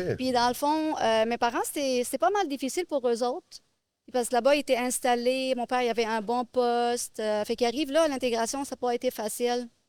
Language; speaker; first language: French; non-native, local second language; Arabic